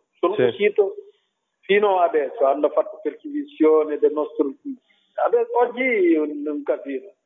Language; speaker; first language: Italian; non-native, learner; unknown